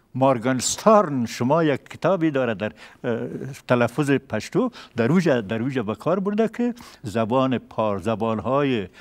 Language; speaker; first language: Persian; native; Persian